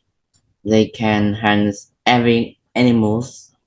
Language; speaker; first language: English; non-native, learner; Vietnamese